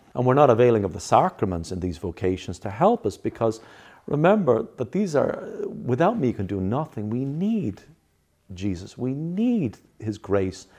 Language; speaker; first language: English; native; English